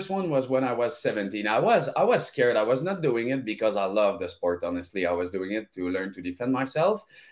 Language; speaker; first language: English; non-native, fluent; French